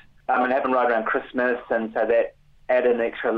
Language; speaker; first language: English; native; English